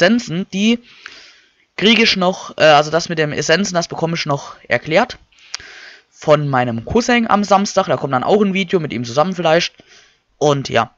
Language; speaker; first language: German; native; German